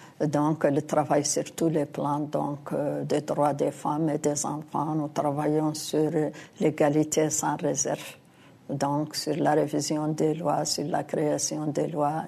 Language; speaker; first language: French; non-native, local second language; Arabic